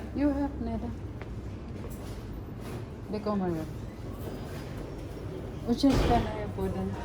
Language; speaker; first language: Swedish; non-native, learner; Filipino